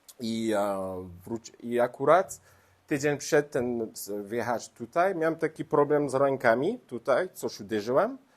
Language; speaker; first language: Polish; non-native, learner; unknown